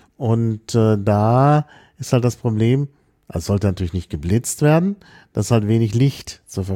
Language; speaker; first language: German; native; German